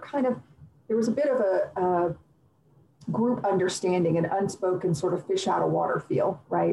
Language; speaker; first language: English; native; English